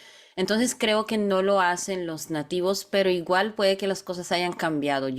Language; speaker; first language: Spanish; non-native, fluent; Bulgarian